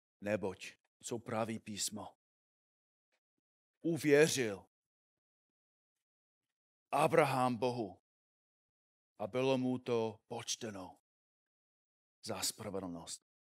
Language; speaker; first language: Czech; non-native, fluent; English